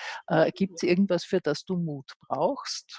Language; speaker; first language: German; native; German